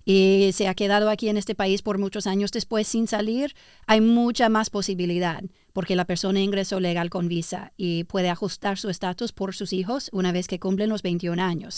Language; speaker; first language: Spanish; early bilingual, heritage; English